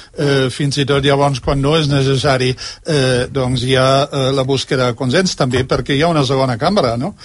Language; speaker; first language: Catalan; non-native, fluent; German